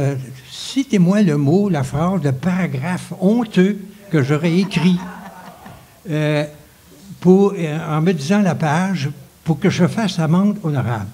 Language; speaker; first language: French; native; French